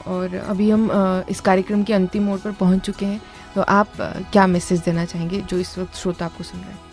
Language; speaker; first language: Hindi; non-native, local second language; Odia